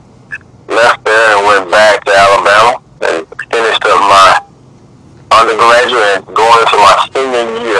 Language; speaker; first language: English; native; English